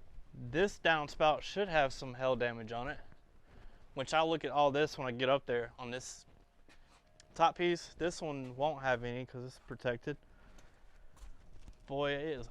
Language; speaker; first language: English; native; English